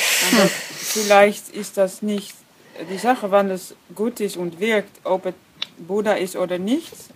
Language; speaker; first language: German; non-native, fluent; Dutch